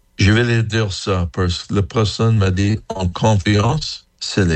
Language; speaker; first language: French; non-native, learner; English